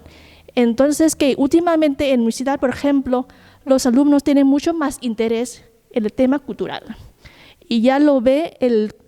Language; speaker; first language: Spanish; non-native, fluent; Thai